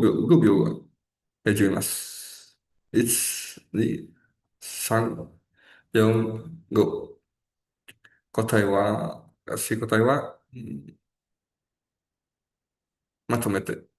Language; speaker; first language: Japanese; non-native, learner; Indonesian